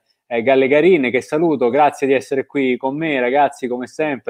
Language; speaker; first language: Italian; native; Italian